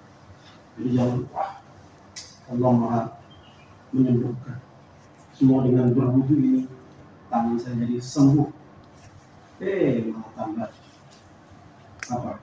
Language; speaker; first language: Indonesian; native; Indonesian